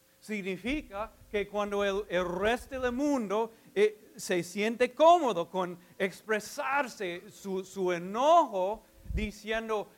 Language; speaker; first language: Spanish; non-native, fluent; English